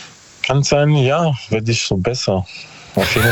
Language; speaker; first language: German; non-native, learner; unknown